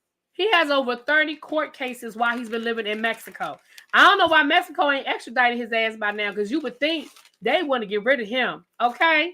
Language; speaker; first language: English; native; English